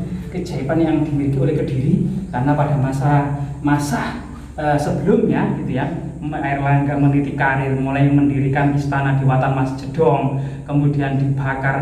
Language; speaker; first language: Indonesian; native; Indonesian